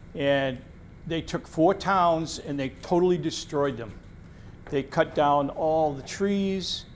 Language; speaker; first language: English; native; English